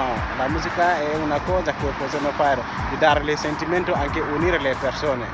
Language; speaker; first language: Italian; non-native, learner; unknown